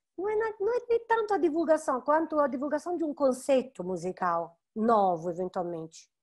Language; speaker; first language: Portuguese; non-native, fluent; Italian